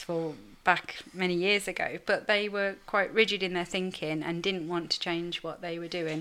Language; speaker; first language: English; native; English